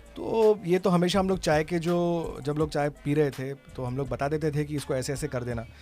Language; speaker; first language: Hindi; non-native, local second language; Tamil